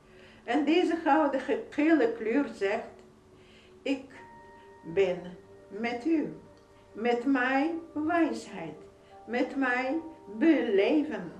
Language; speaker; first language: Dutch; non-native, fluent; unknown